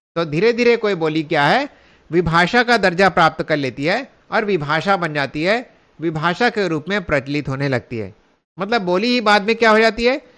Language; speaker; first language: Hindi; native; Hindi